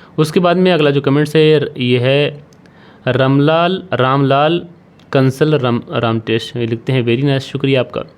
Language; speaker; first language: Hindi; native; Hindi